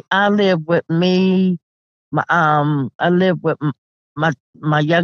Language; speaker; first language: English; native; English